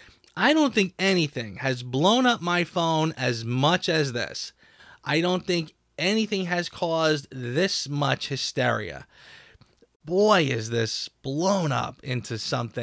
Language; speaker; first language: English; native; English